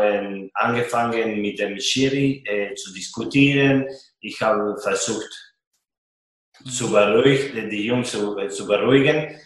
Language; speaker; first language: German; non-native, fluent; Spanish